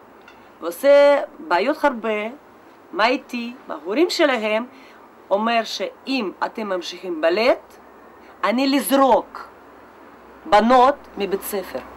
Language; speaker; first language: Hebrew; non-native, learner; Russian